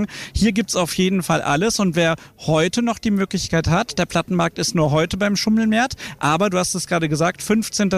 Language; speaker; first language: German; native; German